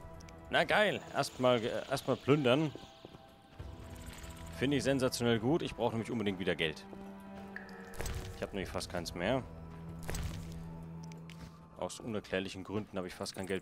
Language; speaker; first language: German; native; German